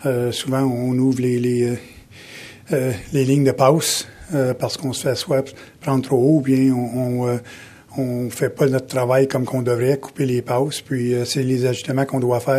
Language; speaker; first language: French; native; French